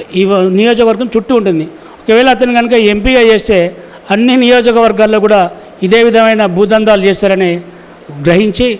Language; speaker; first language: Telugu; native; Telugu